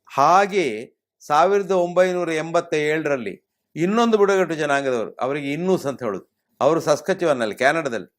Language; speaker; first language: Kannada; native; Kannada